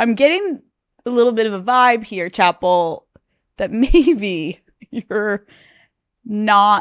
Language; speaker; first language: English; native; English